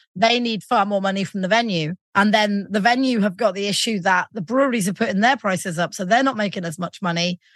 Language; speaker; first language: English; native; English